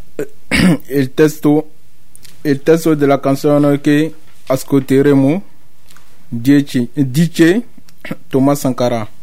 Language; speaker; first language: Italian; non-native, learner; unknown